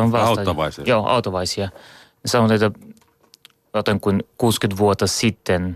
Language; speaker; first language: Finnish; non-native, learner; Bulgarian